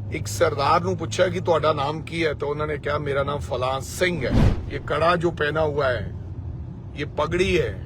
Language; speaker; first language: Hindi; non-native, local second language; Punjabi